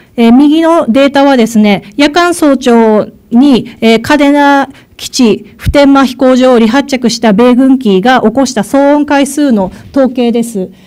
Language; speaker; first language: Japanese; native; Japanese